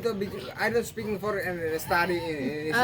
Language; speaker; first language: English; non-native, learner; Indonesian